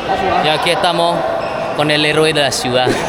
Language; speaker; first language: Spanish; non-native, fluent; Indonesian